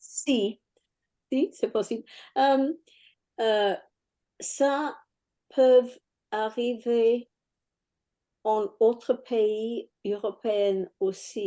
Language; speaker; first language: French; non-native, fluent; English